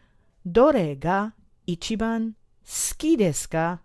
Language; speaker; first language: Japanese; non-native, fluent; English